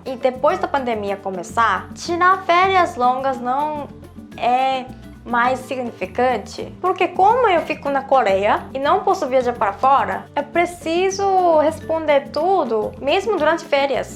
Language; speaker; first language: Portuguese; non-native, fluent; Korean